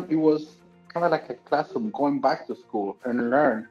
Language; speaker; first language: English; native; English